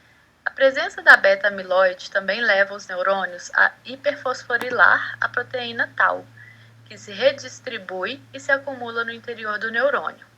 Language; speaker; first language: Portuguese; native; Portuguese